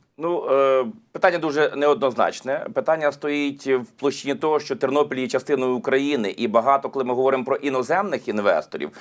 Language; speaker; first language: Ukrainian; native; Ukrainian